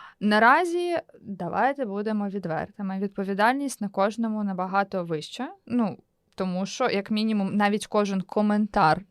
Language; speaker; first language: Ukrainian; native; Ukrainian